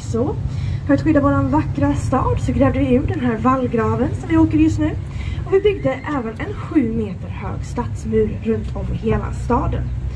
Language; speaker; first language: Swedish; native; Swedish